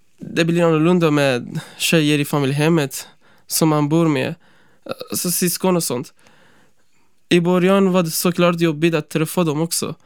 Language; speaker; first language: Swedish; non-native, fluent; Persian